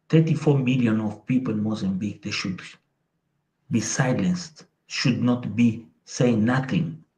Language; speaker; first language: English; non-native, local second language; Portuguese